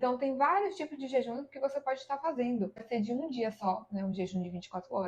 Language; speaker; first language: Portuguese; native; Portuguese